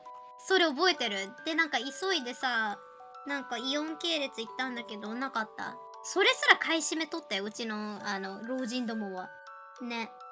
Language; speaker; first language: Japanese; native; Japanese